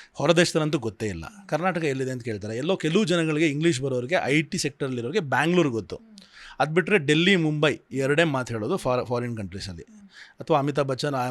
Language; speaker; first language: Kannada; native; Kannada